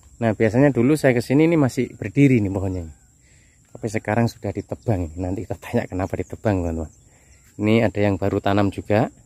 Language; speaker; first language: Indonesian; non-native, local second language; Javanese